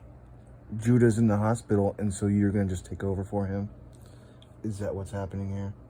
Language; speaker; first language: English; native; English